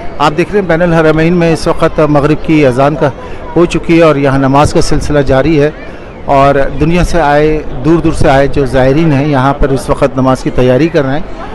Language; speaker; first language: Urdu; native; Urdu